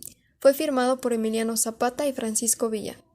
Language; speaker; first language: Spanish; native; Spanish